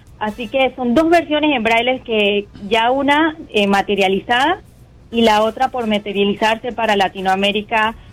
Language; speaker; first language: Spanish; native; Spanish